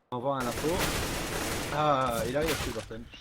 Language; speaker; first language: French; native; French